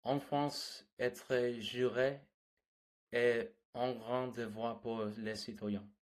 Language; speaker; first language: French; non-native, learner; English